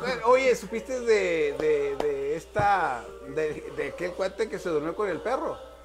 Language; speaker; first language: Spanish; native; Spanish